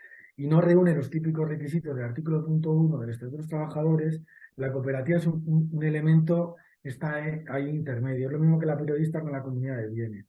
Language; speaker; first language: Spanish; native; Spanish